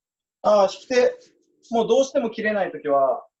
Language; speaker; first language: Japanese; native; Japanese